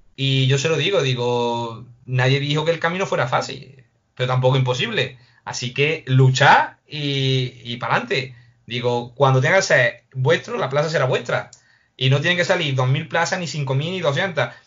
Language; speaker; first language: Spanish; native; Spanish